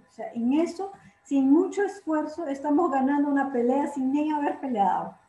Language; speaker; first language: Spanish; non-native, fluent; Portuguese